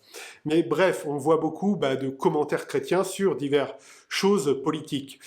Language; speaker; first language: French; native; French